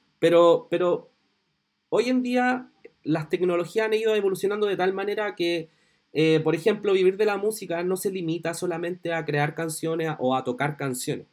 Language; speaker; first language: Spanish; native; Spanish